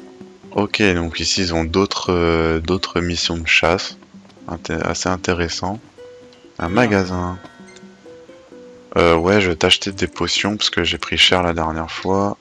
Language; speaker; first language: French; native; French